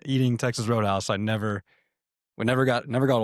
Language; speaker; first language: English; native; English